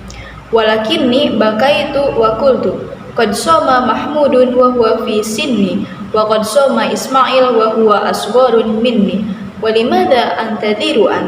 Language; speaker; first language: Arabic; non-native, learner; Indonesian